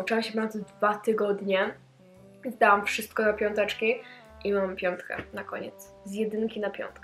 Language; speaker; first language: Polish; native; Polish